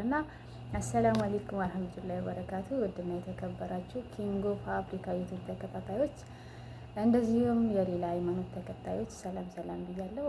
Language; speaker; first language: Amharic; non-native, local second language; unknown